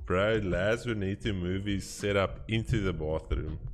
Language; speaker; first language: English; native; English